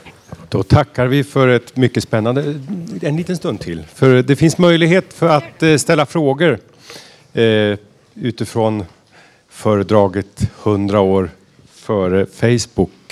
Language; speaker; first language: Swedish; native; Swedish